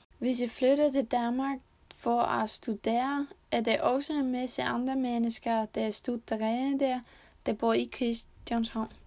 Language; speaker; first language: Danish; non-native, learner; Icelandic